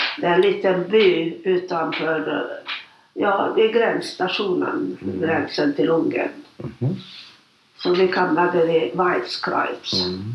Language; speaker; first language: Swedish; non-native, fluent; Hungarian